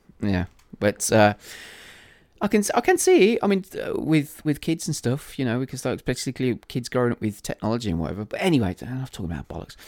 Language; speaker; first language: English; native; English